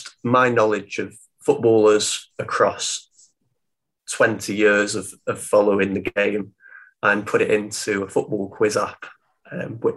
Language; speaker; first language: English; native; English